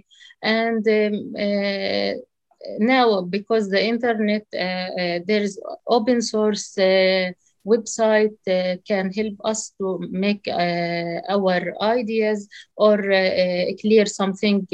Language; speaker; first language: English; non-native, learner; Arabic